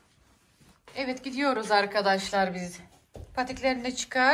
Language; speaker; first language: Turkish; early bilingual, heritage; Turkish